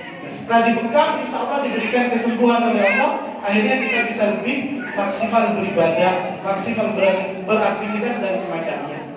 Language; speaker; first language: Indonesian; non-native, local second language; Madurese